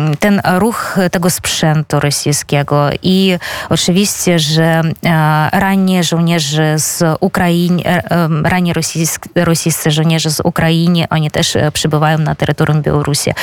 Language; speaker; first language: Polish; non-native, fluent; Belarusian